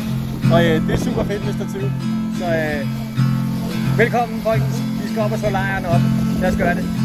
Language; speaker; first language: Danish; native; Danish